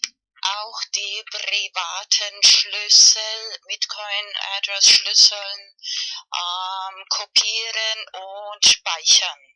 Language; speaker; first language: German; non-native, learner; Spanish